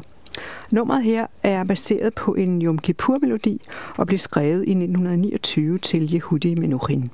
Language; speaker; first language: Danish; native; Danish